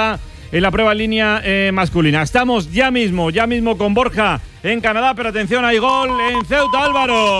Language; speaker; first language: Spanish; native; Spanish